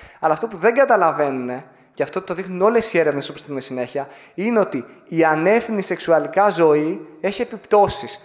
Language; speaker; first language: Greek; native; Greek